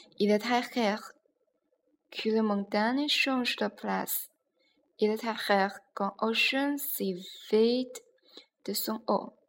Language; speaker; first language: French; non-native, learner; Chinese